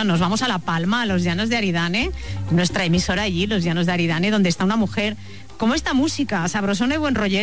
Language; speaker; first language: Spanish; native; Spanish